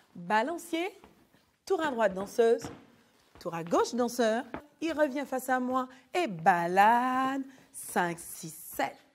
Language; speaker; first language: French; native; French